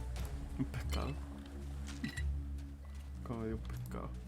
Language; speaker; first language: Spanish; native; Spanish